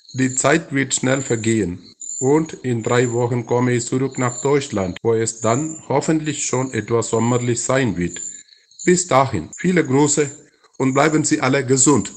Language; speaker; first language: German; non-native, fluent; Malayalam